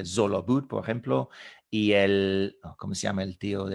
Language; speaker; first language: Spanish; non-native, fluent; English